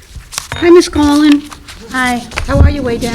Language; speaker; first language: English; native; English